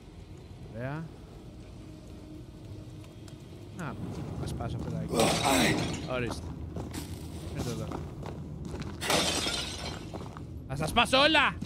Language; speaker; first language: Greek; native; Greek